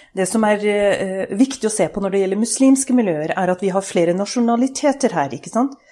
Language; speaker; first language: Norwegian; early bilingual, other home language; Urdu